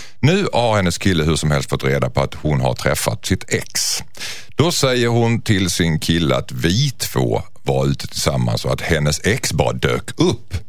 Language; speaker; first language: Swedish; native; Swedish